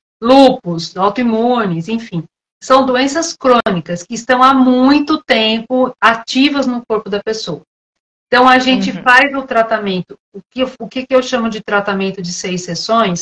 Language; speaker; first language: Portuguese; native; Portuguese